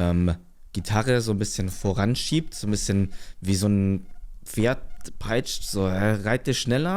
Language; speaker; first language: German; native; German